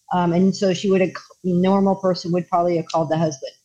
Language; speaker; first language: English; native; English